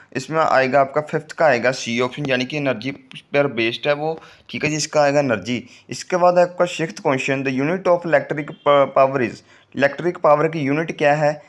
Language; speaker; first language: Hindi; non-native, local second language; Punjabi